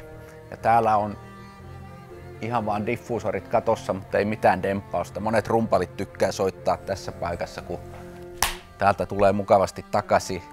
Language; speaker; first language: Finnish; native; Finnish